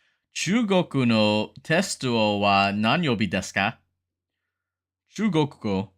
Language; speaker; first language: Japanese; non-native, learner; English